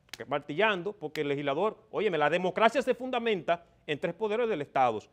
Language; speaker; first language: Spanish; native; Spanish